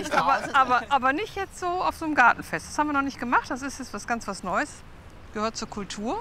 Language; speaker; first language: German; native; German